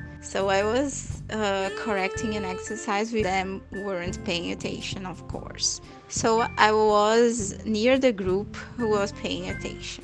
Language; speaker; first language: English; non-native, fluent; Portuguese